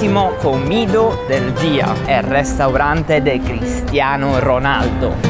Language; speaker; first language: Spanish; non-native, learner; Italian